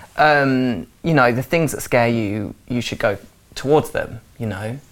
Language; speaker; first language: English; native; English